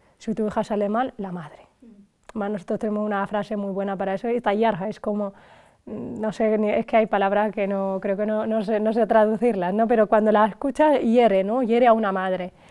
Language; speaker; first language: Spanish; early bilingual, other home language; Arabic